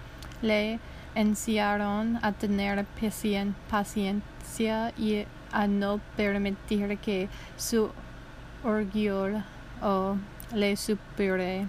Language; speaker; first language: Spanish; non-native, learner; English